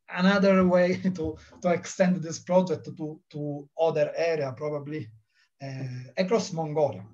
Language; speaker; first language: English; non-native, learner; Italian